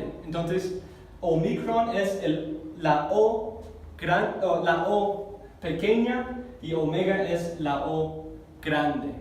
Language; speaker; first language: Spanish; non-native, fluent; English